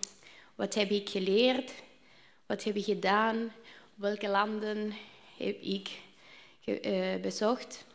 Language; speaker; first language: Dutch; non-native, learner; Spanish